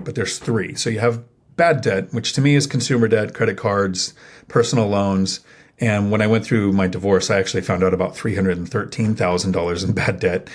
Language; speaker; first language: English; native; English